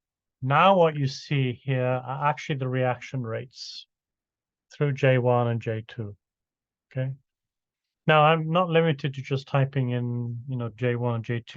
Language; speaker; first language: English; native; English